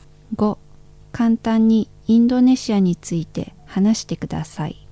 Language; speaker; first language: Japanese; non-native, fluent; Indonesian